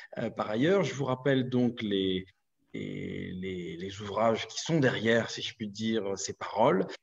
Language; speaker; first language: French; native; French